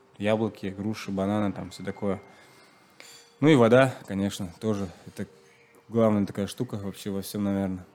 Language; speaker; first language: Russian; non-native, local second language; Chuvash